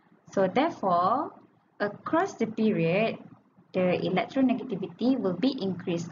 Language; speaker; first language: English; non-native, local second language; Malay